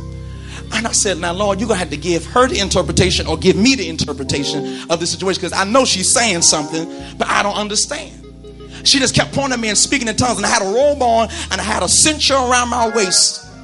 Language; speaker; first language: English; native; English